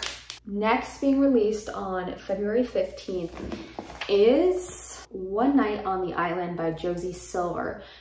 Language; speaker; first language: English; native; English